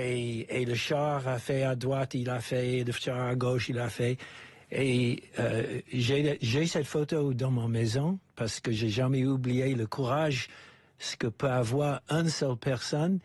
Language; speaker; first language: French; non-native, fluent; English